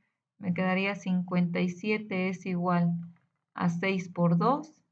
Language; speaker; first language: Spanish; native; Spanish